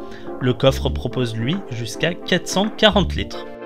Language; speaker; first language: French; native; French